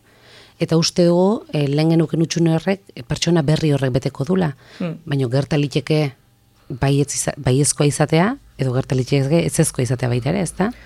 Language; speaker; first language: Basque; native; Basque